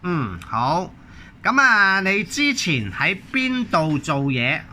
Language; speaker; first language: Cantonese; native; Cantonese